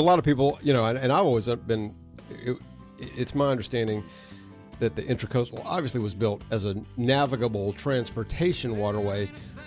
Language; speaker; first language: English; native; English